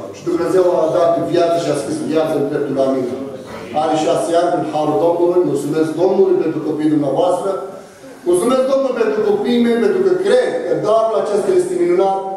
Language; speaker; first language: Romanian; non-native, fluent; Arabic